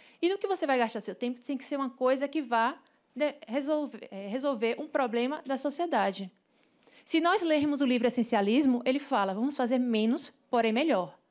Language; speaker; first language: Portuguese; native; Portuguese